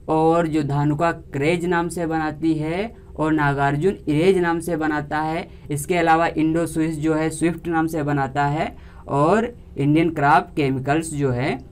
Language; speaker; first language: Hindi; native; Hindi